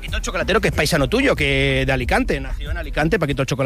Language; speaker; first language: Spanish; native; Spanish